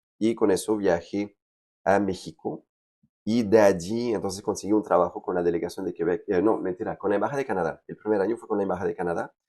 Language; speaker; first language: Spanish; non-native, fluent; French